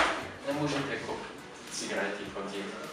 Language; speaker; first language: Czech; non-native, learner; English